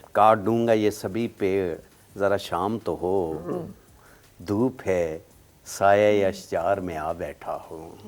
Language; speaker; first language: Urdu; native; Urdu